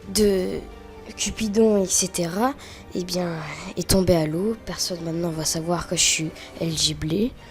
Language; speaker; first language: French; native; French